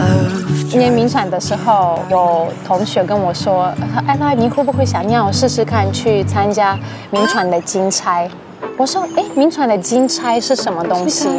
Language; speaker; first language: Chinese; non-native, fluent; Russian